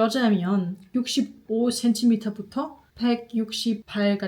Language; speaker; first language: Korean; non-native, fluent; German